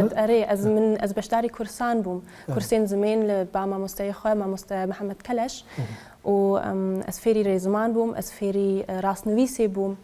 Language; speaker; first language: Kurdish; early bilingual, heritage; Kurdish